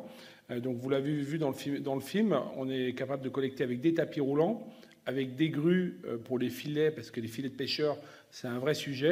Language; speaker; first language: French; native; French